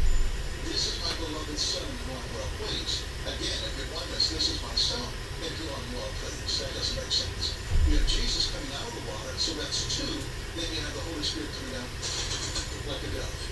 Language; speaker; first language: English; native; English